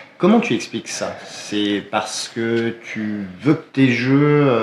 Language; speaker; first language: French; native; French